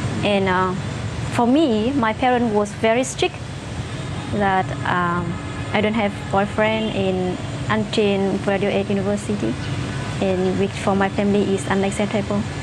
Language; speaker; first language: English; non-native, fluent; Vietnamese